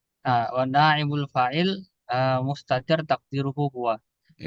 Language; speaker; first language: Arabic; non-native, learner; Indonesian